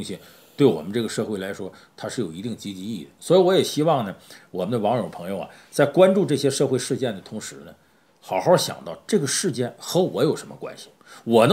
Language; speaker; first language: Chinese; native; Chinese